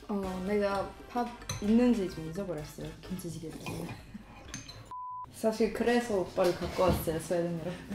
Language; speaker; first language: Korean; non-native, fluent; Swedish